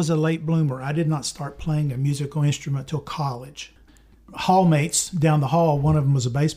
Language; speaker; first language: English; native; English